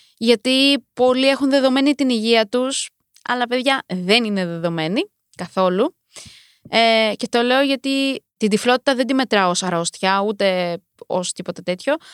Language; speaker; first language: Greek; early bilingual, other home language; Romanian